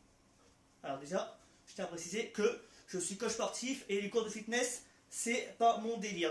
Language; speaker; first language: French; native; French